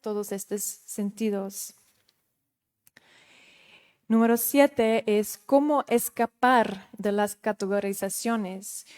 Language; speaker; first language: Spanish; non-native, fluent; Dutch